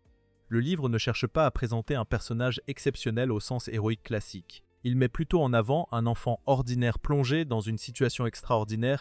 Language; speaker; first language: French; native; French